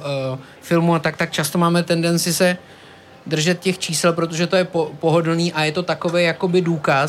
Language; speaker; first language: Czech; native; Czech